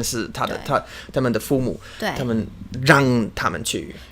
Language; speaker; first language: Chinese; non-native, learner; English